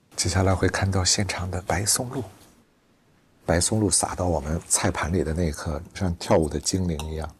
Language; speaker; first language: Chinese; native; Chinese